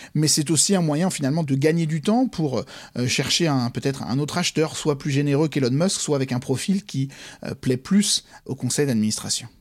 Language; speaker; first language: French; native; French